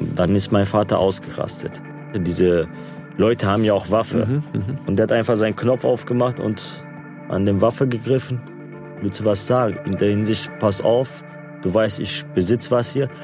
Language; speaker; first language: German; non-native, local second language; Turkish